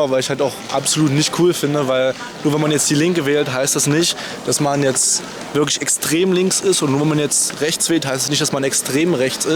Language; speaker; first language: German; native; German